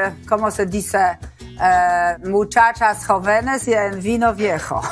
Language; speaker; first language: Spanish; non-native, learner; Polish